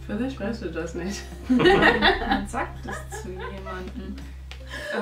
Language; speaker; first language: German; native; German